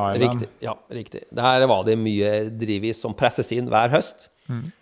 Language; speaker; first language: Norwegian; native; Norwegian